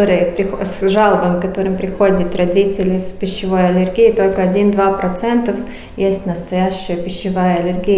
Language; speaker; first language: Russian; non-native, local second language; Latvian